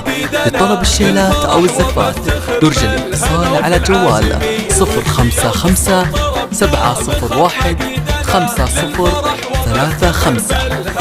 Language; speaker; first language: Arabic; native; Arabic